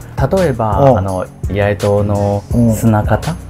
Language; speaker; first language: Japanese; non-native, learner; Chinese